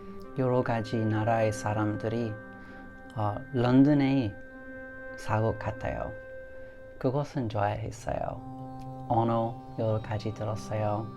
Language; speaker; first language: Korean; non-native, learner; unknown